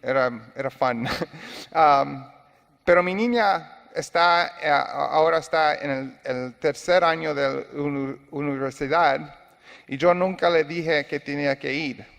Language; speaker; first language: Spanish; non-native, learner; English